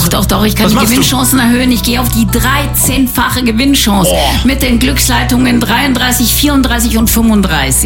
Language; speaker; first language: German; native; German